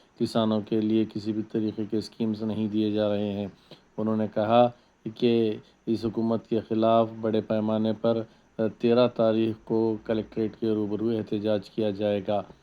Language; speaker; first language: Urdu; native; Urdu